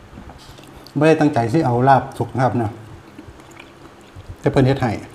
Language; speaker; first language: Thai; non-native, local second language; Northeastern Thai